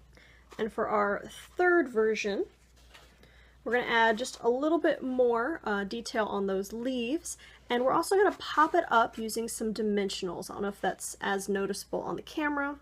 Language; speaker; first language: English; native; English